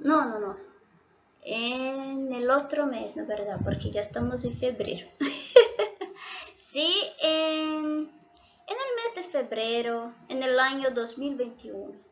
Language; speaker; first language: Spanish; non-native, fluent; Portuguese